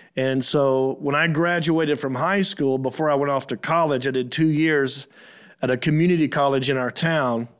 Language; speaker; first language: English; native; English